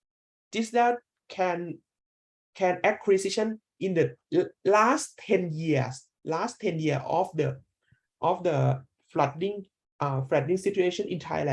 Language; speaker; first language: English; non-native, learner; Thai